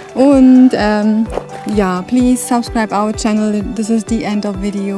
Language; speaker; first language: English; non-native, learner; German